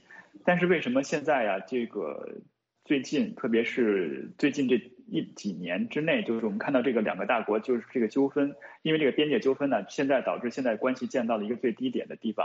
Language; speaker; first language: Chinese; native; Chinese